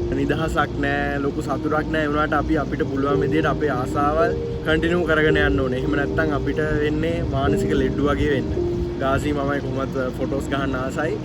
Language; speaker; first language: Sinhala; native; Sinhala